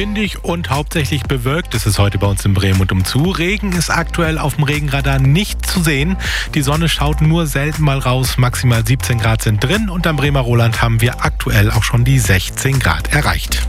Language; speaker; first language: German; native; German